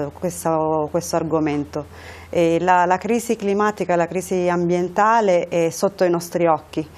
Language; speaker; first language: Italian; early bilingual, other home language; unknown